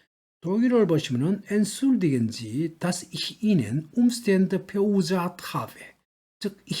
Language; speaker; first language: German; non-native, learner; Korean